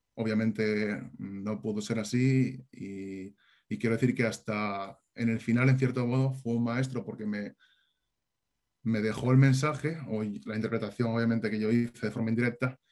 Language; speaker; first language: Spanish; native; Spanish